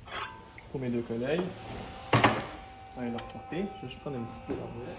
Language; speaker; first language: French; native; French